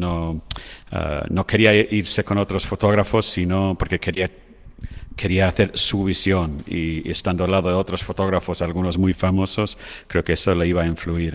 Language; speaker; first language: Spanish; non-native, fluent; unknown